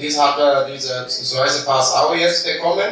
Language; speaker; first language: German; non-native, learner; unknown